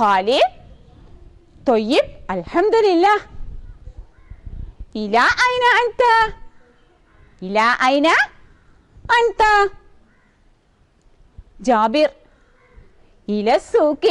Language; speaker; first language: Arabic; non-native, fluent; Malayalam